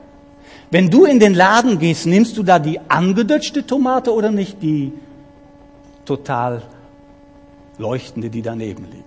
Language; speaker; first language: German; native; German